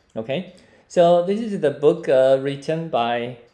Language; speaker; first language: English; non-native, fluent; Chinese